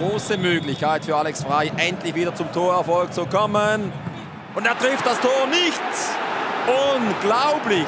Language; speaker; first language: German; native; German